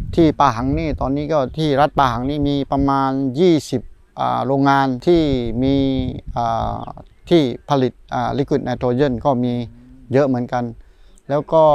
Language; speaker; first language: Thai; non-native, fluent; Malay